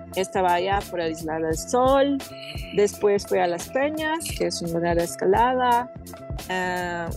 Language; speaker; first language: Spanish; non-native, fluent; Hungarian